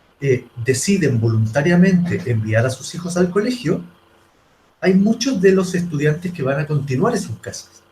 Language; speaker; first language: Spanish; native; Spanish